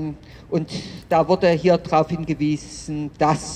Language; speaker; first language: German; native; German